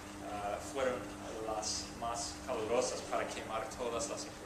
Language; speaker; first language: Spanish; non-native, fluent; English